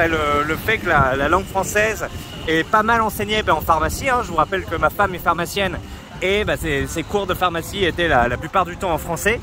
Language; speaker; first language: French; native; French